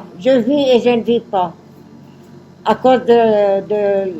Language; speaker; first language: French; non-native, local second language; Arabic